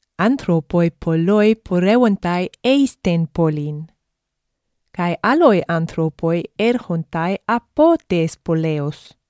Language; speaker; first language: Greek; non-native, fluent; English